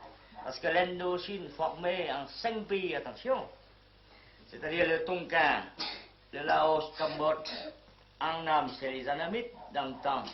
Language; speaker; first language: French; non-native, local second language; Vietnamese